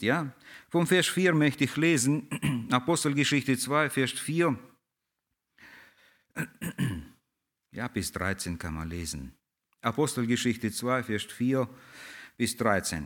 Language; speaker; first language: German; early bilingual, heritage; German